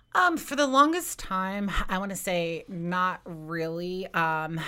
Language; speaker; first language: English; native; English